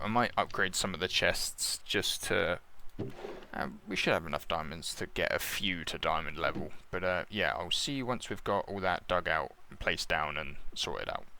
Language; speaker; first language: English; native; English